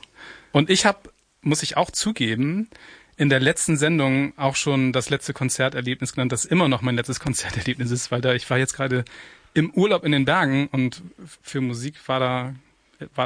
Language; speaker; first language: German; native; German